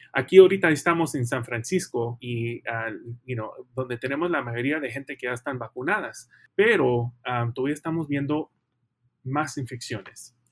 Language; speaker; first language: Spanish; early bilingual, heritage; Spanish